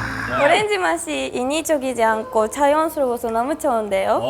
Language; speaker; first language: Korean; non-native, learner; Japanese